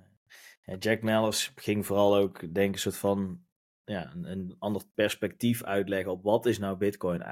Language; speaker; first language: Dutch; native; Dutch